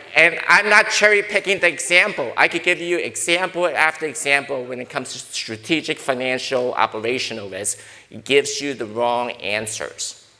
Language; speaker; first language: English; native; English